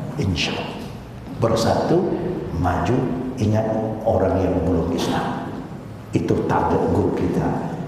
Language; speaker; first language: Malay; non-native, local second language; Chinese